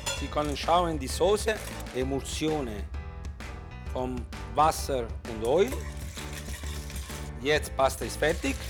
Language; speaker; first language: German; non-native, learner; Italian